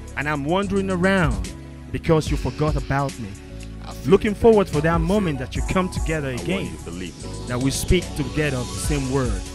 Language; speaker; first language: English; non-native, local second language; Yoruba